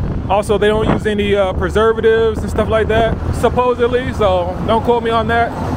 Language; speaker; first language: English; native; English